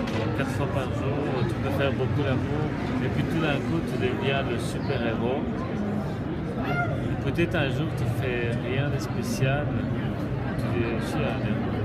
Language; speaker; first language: French; non-native, fluent; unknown